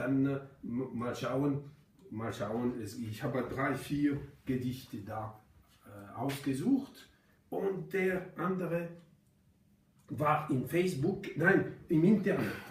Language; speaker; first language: German; non-native, fluent; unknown